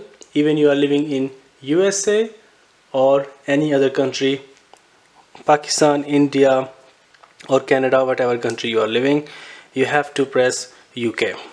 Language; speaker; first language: English; non-native, fluent; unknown